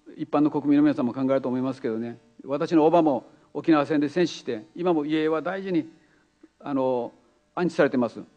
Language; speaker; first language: Japanese; native; Japanese